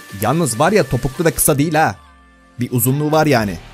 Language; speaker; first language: Turkish; native; Turkish